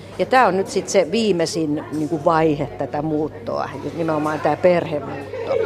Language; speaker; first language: Finnish; native; Finnish